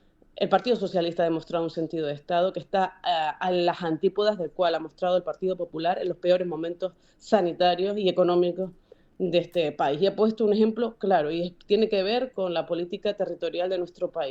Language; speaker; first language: Spanish; native; Spanish